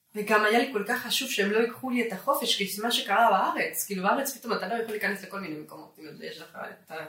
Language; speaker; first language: Hebrew; non-native, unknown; Spanish